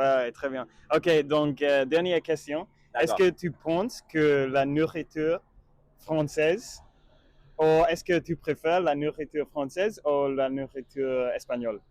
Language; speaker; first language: French; non-native, learner; English